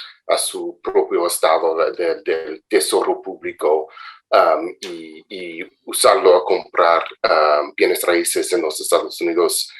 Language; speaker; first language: Spanish; non-native, fluent; English